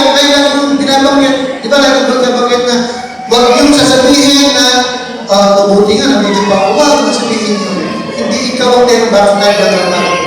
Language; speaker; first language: Filipino; native; Filipino